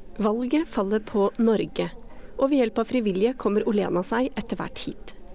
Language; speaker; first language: Norwegian; native; Norwegian